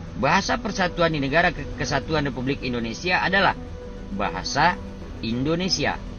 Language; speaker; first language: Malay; native; Malay